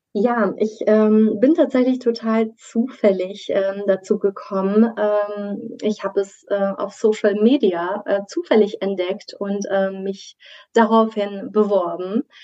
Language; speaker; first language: German; early bilingual, other home language; Persian